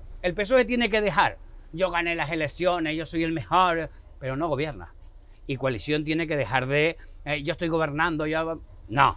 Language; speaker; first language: Spanish; native; Spanish